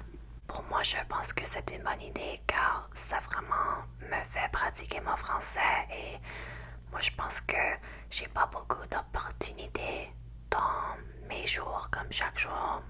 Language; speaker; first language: French; non-native, learner; English